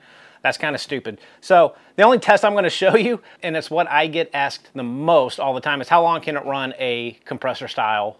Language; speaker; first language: English; native; English